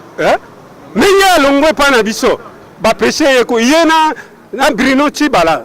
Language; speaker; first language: Lingala; native; Lingala